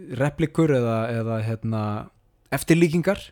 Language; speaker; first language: Icelandic; native; Icelandic